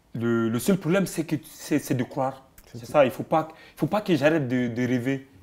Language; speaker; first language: French; non-native, local second language; Bambara